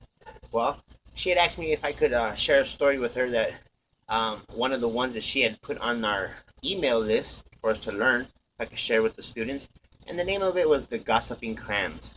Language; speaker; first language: English; native; English